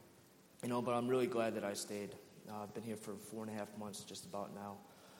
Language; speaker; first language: English; native; English